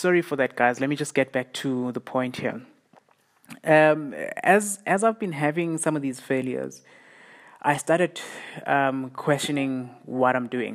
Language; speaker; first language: English; non-native, local second language; South Ndebele